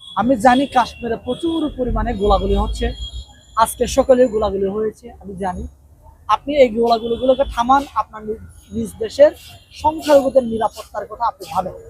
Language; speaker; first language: Bangla; non-native, local second language; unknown